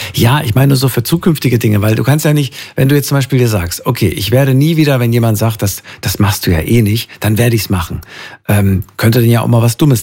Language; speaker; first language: German; native; German